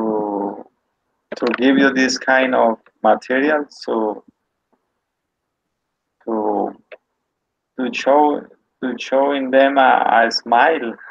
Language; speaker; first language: English; non-native, learner; Spanish